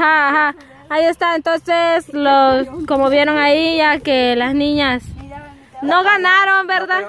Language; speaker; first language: Spanish; native; Spanish